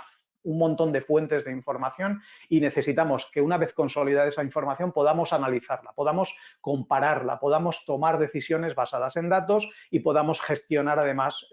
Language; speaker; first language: Spanish; native; Spanish